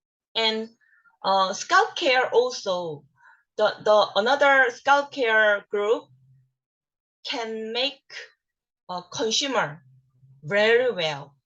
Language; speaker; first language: English; non-native, learner; Korean